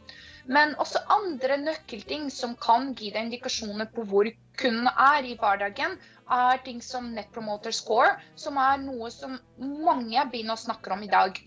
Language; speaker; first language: Norwegian; non-native, fluent; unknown